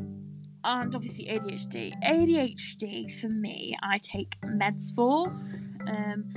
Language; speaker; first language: English; native; English